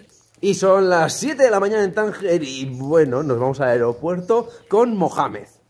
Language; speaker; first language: Spanish; native; Spanish